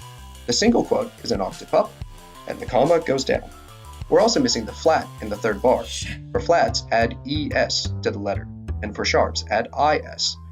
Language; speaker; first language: English; native; English